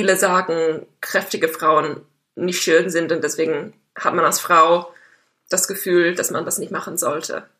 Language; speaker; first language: German; non-native, fluent; English